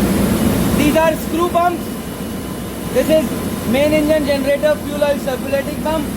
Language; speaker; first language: English; non-native, local second language; Hindi